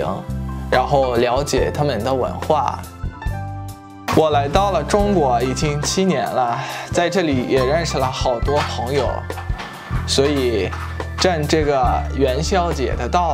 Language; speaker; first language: Chinese; non-native, fluent; Malagasy